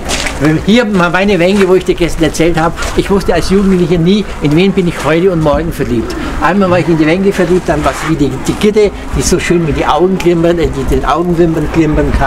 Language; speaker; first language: German; native; German